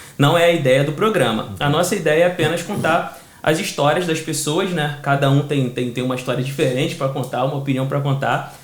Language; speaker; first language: Portuguese; native; Portuguese